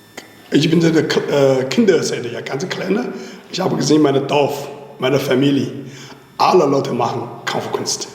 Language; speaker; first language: German; non-native, learner; Chinese